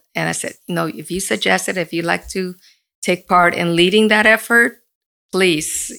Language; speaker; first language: English; early bilingual, other home language; Spanish